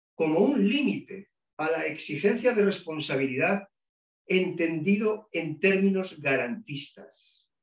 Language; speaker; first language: Spanish; native; Spanish